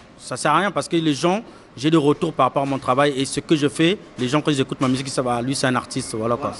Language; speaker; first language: French; non-native, local second language; Lingala